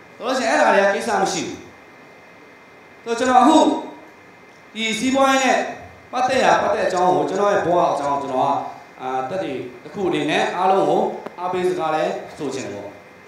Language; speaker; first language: Burmese; native; Burmese